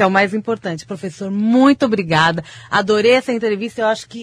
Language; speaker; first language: Portuguese; native; Portuguese